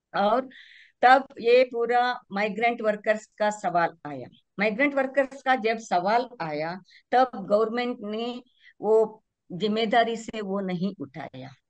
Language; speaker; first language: Hindi; non-native, local second language; Kannada